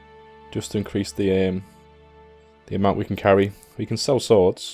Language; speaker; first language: English; native; English